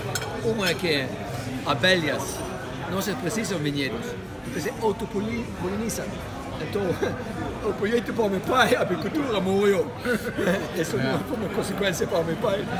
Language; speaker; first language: Portuguese; non-native, fluent; Spanish